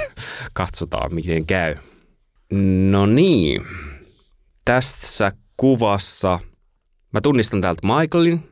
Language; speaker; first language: Finnish; native; Finnish